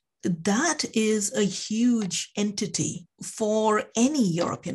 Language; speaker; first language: English; non-native, local second language; Bangla